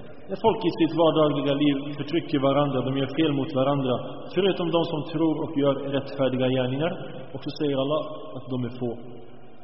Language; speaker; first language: Swedish; early bilingual, other home language; Arabic